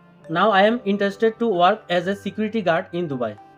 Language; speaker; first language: English; non-native, local second language; Bangla